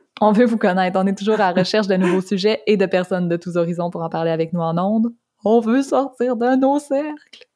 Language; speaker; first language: French; native; French